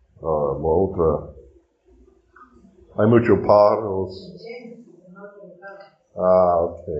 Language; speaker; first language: Spanish; non-native, learner; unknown